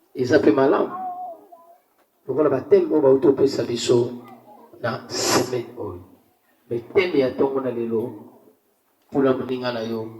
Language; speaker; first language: Lingala; native; Lingala